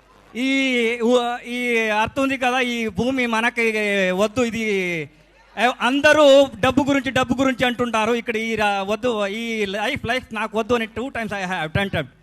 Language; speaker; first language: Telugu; non-native, learner; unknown